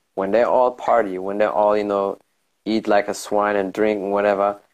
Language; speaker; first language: English; early bilingual, heritage; German